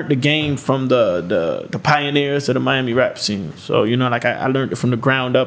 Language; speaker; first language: English; native; English